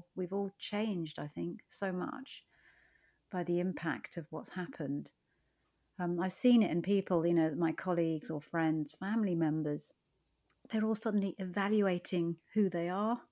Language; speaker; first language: English; native; English